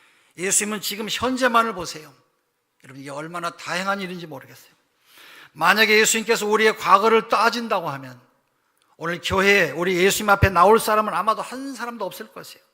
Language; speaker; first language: Korean; native; Korean